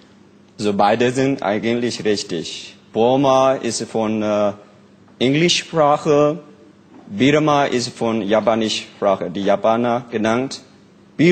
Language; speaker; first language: German; non-native, learner; Burmese